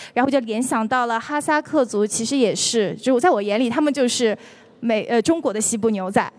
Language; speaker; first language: Chinese; native; Chinese